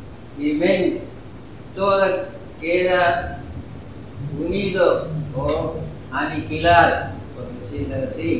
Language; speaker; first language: Spanish; non-native, fluent; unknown